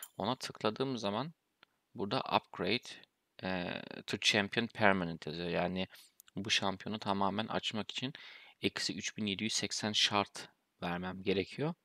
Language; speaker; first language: Turkish; early bilingual, heritage; Turkish